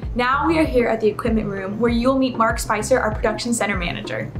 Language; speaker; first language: English; native; English